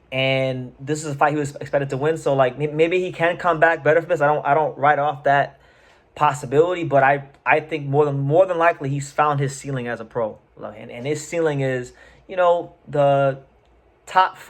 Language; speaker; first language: English; native; English